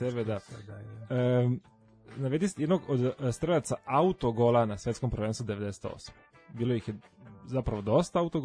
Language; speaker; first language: Serbian; native; Serbian